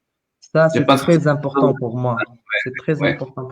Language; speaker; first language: French; non-native, local second language; Arabic